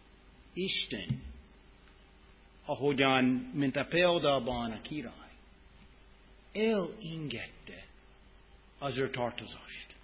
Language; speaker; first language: Hungarian; non-native, fluent; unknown